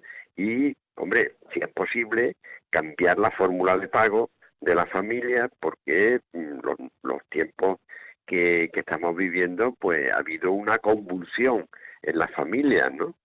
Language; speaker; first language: Spanish; native; Spanish